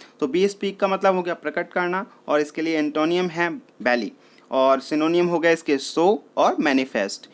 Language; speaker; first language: Hindi; native; Hindi